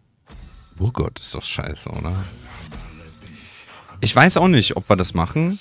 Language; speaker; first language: German; native; German